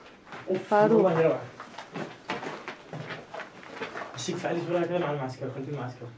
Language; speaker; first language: Arabic; native; Arabic